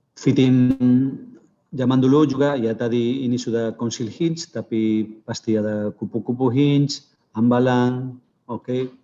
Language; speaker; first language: Indonesian; non-native, fluent; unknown